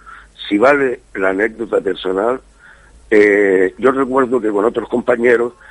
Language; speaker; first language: Spanish; native; Spanish